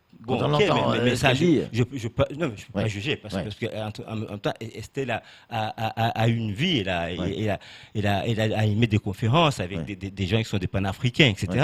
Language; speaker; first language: French; native; French